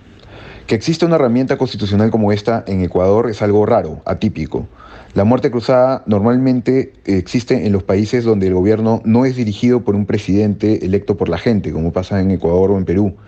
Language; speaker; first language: Spanish; native; Spanish